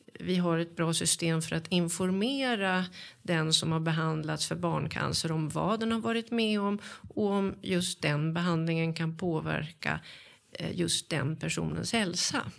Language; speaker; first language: Swedish; native; Swedish